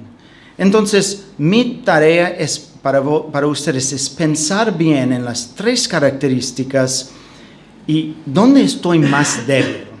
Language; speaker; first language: Spanish; non-native, fluent; English